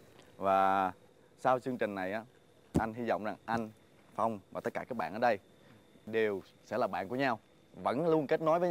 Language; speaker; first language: Vietnamese; native; Vietnamese